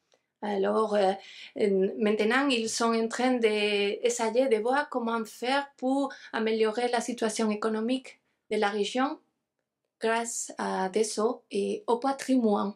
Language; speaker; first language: French; non-native, fluent; Spanish